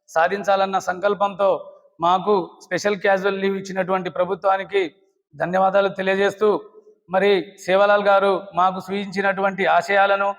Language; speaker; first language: Telugu; non-native, local second language; Lambadi